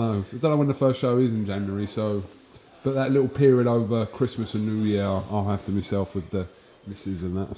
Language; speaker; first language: English; native; English